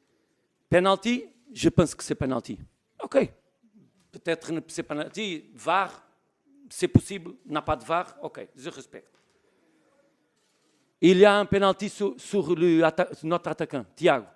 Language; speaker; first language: French; non-native, learner; Portuguese